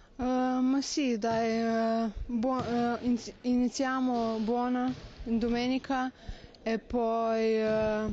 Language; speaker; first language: Italian; non-native, learner; Slovenian